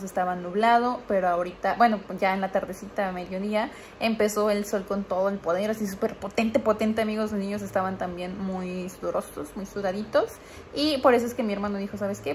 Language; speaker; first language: Spanish; native; Spanish